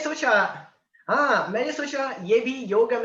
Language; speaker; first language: Hindi; non-native, learner; Italian